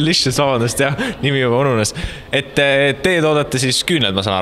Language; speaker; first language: Estonian; native; Estonian